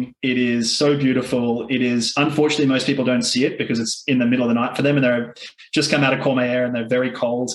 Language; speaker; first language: English; native; English